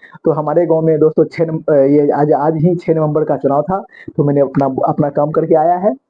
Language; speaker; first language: Hindi; native; Hindi